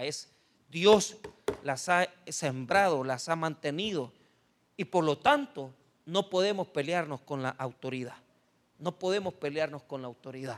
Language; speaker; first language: Spanish; native; Spanish